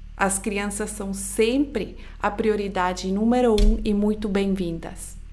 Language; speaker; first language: Portuguese; non-native, fluent; Swiss German